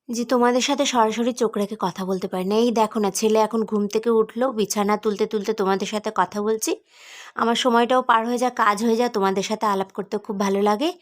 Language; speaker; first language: Bangla; native; Bangla